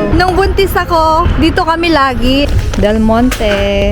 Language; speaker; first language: Filipino; native; Filipino